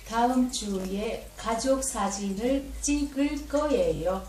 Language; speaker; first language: Korean; non-native, learner; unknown